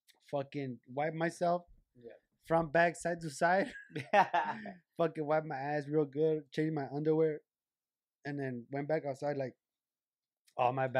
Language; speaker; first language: English; early bilingual, other home language; Spanish